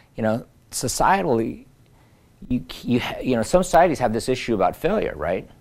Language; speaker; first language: English; native; English